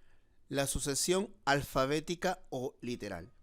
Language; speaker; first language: Spanish; native; Spanish